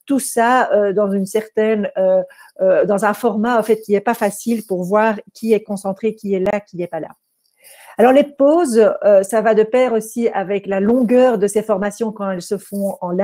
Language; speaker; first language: French; native; French